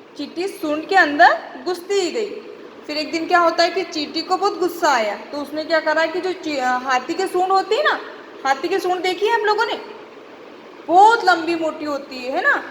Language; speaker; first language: Hindi; native; Hindi